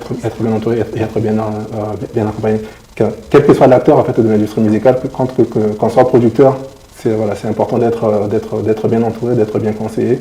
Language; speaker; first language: French; native; French